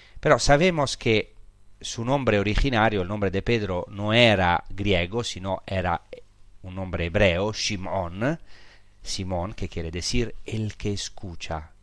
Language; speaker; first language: Spanish; non-native, fluent; Italian